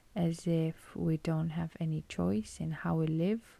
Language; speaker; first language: English; non-native, fluent; Romanian